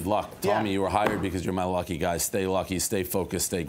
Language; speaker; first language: English; native; English